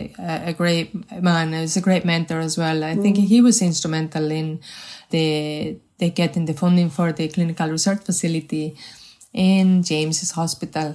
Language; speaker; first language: English; non-native, fluent; Spanish